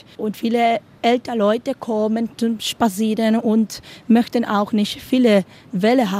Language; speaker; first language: German; non-native, learner; Spanish